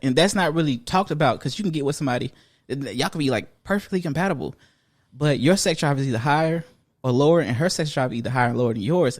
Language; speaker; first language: English; native; English